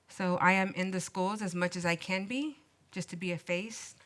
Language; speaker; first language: English; native; English